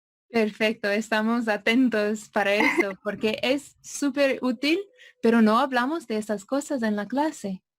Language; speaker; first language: Spanish; non-native, fluent; English